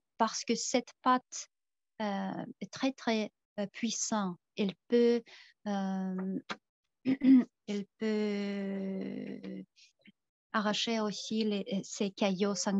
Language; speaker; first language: French; non-native, fluent; Tuvinian